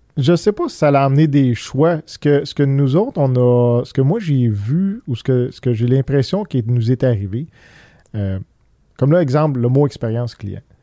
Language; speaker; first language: French; early bilingual, other home language; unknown